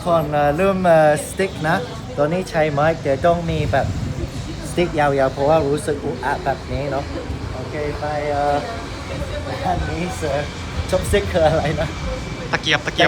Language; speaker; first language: Thai; non-native, learner; English